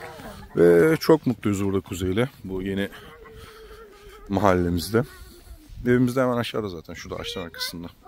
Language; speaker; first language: Turkish; native; Turkish